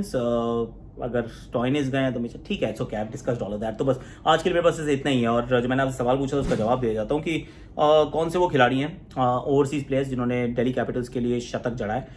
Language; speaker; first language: Hindi; native; Hindi